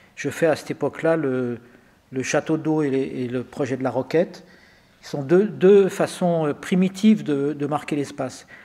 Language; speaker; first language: French; native; French